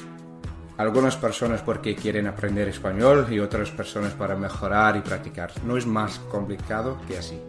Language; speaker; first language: Spanish; non-native, learner; English